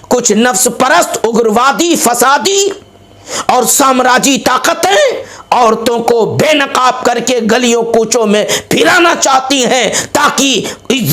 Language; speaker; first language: Urdu; native; Urdu